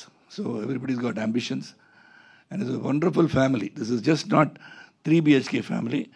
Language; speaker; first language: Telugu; non-native, local second language; Tamil